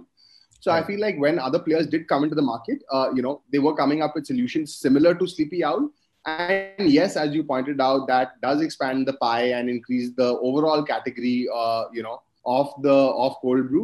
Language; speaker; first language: English; non-native, local second language; Hindi